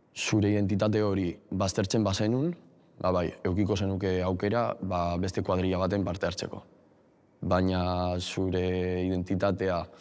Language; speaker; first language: Basque; early bilingual, other home language; Arabic